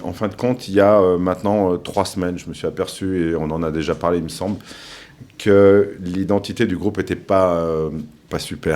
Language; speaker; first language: French; native; French